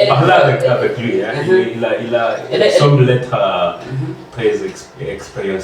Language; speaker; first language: French; non-native, learner; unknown